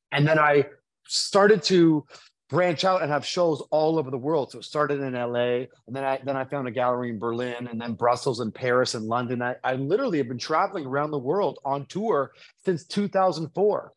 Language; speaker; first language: English; native; English